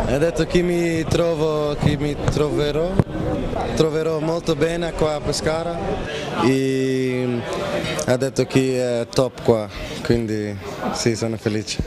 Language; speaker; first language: Italian; non-native, fluent; Dutch